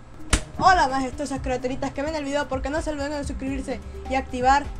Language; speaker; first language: Spanish; native; Spanish